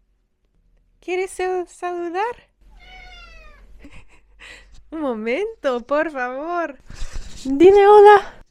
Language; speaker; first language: Spanish; non-native, learner; English